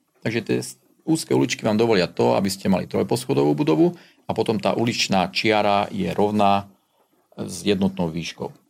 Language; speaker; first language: Slovak; non-native, local second language; Hungarian